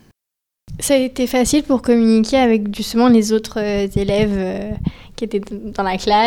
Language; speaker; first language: French; native; French